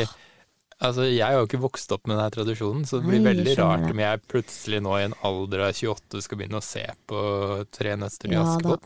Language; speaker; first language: Norwegian; native; Norwegian